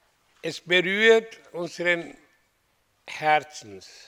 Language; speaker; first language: German; non-native, learner; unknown